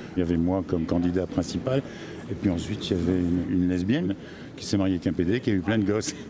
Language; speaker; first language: French; native; French